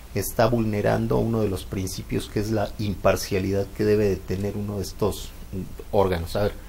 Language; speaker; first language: Spanish; native; Spanish